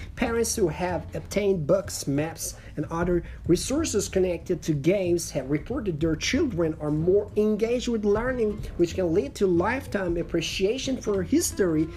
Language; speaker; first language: English; non-native, fluent; Persian